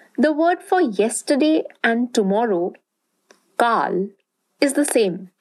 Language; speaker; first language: English; non-native, local second language; Bangla